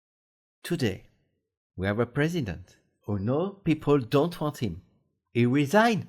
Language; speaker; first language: English; non-native, learner; French